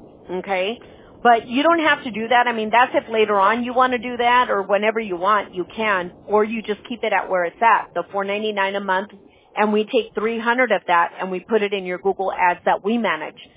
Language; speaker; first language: English; early bilingual, other home language; Spanish